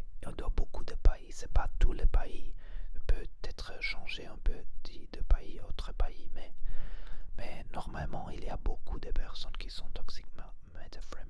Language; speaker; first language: French; non-native, learner; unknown